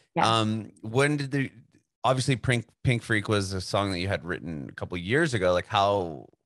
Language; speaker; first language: English; native; English